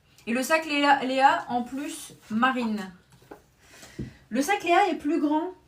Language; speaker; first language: French; native; French